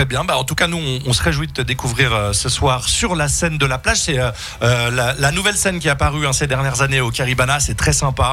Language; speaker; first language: French; native; French